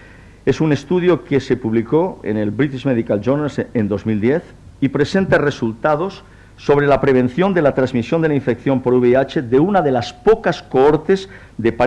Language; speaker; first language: Spanish; native; Spanish